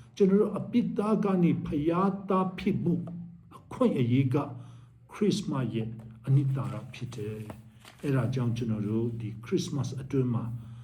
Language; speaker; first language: Burmese; non-native, local second language; Tedim Chin